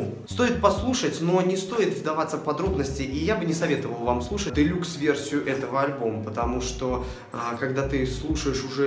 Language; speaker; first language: Russian; native; Russian